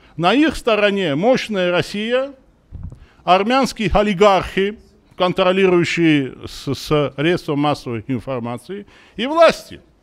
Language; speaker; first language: Russian; non-native, local second language; Armenian